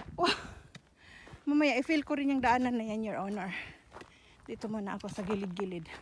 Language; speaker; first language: Filipino; non-native, local second language; Cebuano